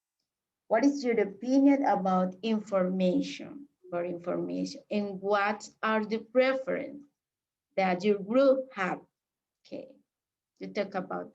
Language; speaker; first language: English; non-native, fluent; Spanish